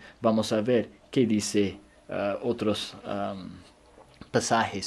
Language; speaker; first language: Spanish; non-native, fluent; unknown